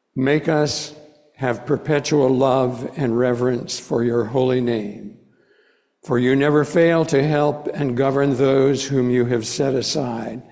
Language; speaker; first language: English; native; English